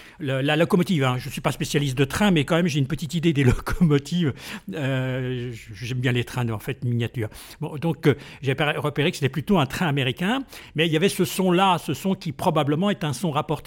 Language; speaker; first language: French; native; French